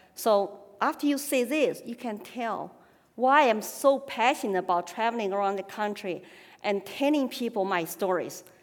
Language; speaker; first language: English; non-native, fluent; Chinese